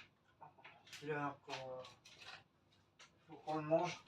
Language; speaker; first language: French; native; French